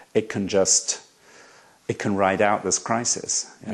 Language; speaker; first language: English; native; English